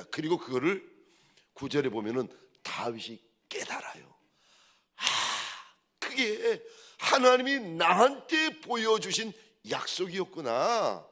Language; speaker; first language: Korean; native; Korean